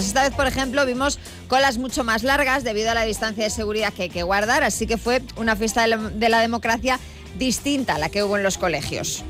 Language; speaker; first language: Spanish; native; Spanish